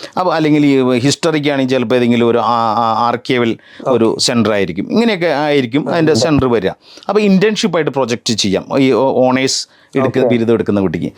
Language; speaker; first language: Malayalam; native; Malayalam